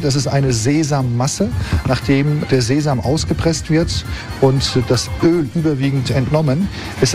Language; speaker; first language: German; non-native, fluent; Turkish